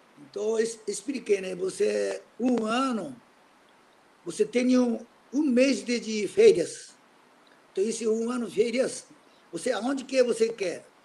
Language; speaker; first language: Portuguese; non-native, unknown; Japanese